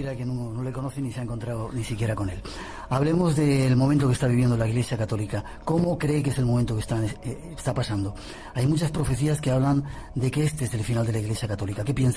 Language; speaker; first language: Spanish; native; Spanish